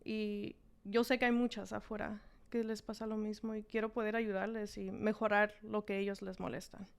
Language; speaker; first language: Spanish; early bilingual, heritage; Spanish